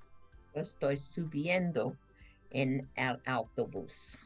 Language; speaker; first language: Spanish; non-native, fluent; English